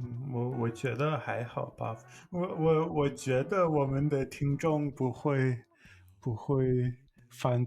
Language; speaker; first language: Chinese; non-native, fluent; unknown